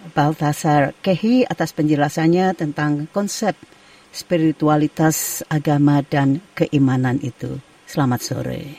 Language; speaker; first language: Indonesian; native; Indonesian